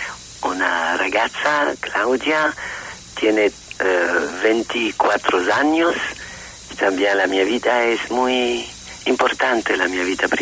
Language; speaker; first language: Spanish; non-native, learner; Italian